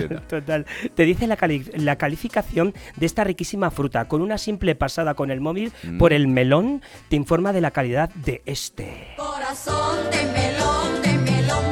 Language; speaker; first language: Spanish; native; Spanish